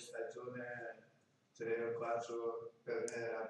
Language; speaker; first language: Italian; non-native, learner; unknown